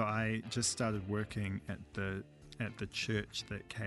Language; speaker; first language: English; native; English